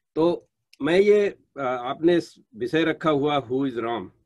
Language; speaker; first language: Hindi; native; Hindi